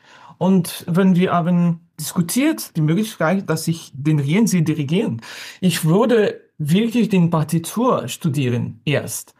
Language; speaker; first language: German; non-native, learner; French